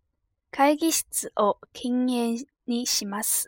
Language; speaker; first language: Japanese; non-native, fluent; Chinese